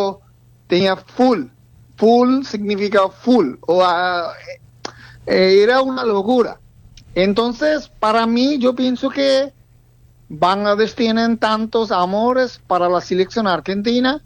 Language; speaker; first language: Spanish; non-native, fluent; Bangla